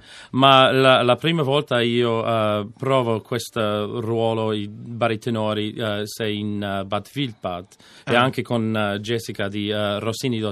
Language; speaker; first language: Italian; non-native, learner; English